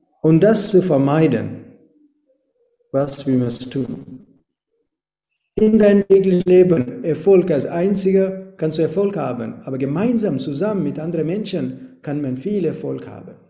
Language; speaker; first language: German; non-native, fluent; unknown